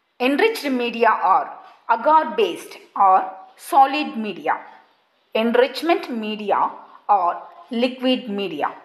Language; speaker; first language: English; non-native, local second language; Malayalam